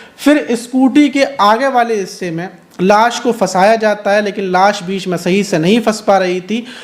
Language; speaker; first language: Hindi; native; Hindi